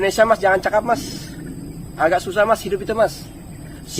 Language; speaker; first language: Indonesian; native; Indonesian